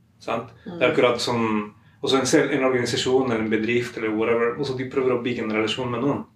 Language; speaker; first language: Norwegian; non-native, fluent; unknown